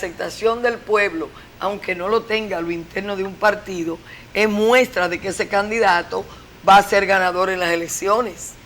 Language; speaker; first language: Spanish; native; Spanish